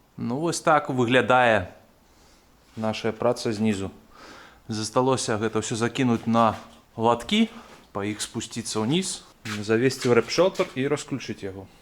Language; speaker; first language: Belarusian; native; Belarusian